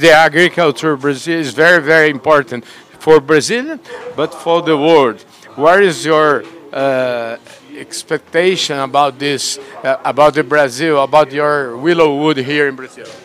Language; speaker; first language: English; non-native, learner; Portuguese